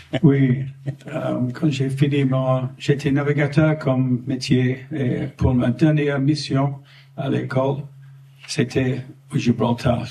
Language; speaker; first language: French; non-native, fluent; English